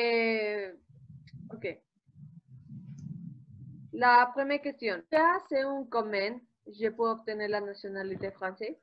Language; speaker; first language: French; non-native, learner; Spanish